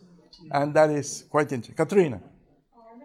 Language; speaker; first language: English; non-native, fluent; Spanish